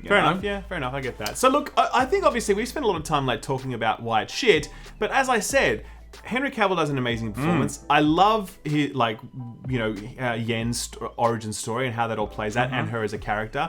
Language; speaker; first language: English; native; English